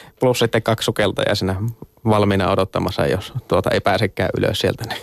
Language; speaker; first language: Finnish; native; Finnish